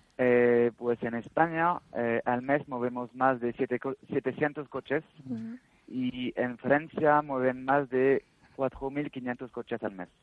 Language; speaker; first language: Spanish; non-native, fluent; French